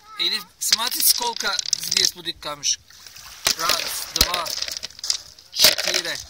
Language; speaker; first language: Russian; non-native, learner; Turkish